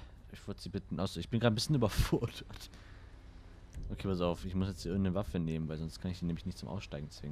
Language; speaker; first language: German; native; German